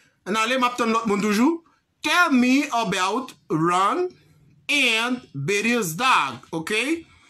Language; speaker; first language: English; non-native, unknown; Haitian Creole